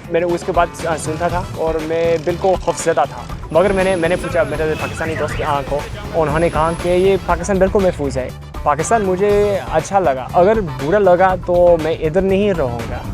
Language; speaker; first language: Hindi; non-native, fluent; English